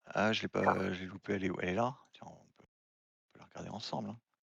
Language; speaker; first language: French; native; French